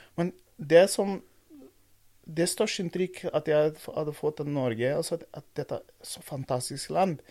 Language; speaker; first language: Norwegian; non-native, fluent; Portuguese